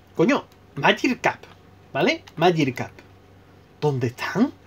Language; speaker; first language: Spanish; native; Spanish